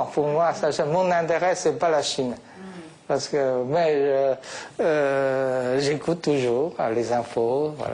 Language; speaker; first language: French; non-native, fluent; Chinese